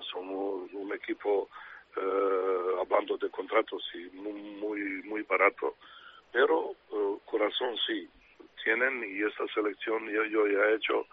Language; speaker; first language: Spanish; non-native, fluent; Serbian